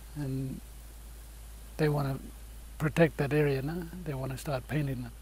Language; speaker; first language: English; native; English